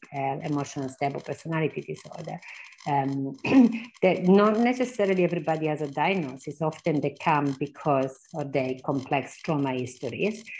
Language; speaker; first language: English; non-native, fluent; Italian